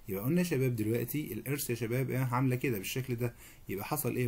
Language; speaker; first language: Arabic; native; Arabic